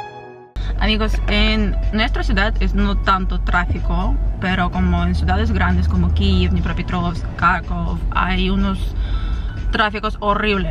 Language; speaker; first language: Spanish; non-native, fluent; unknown